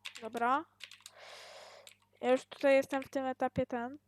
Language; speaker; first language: Polish; native; Polish